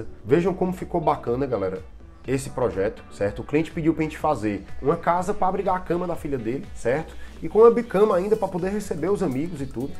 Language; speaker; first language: Portuguese; native; Portuguese